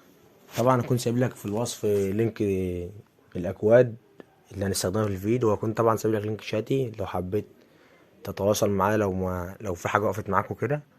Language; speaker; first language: Arabic; native; Arabic